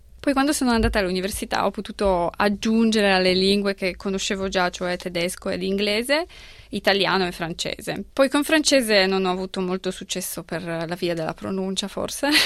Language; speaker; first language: Italian; non-native, fluent; Polish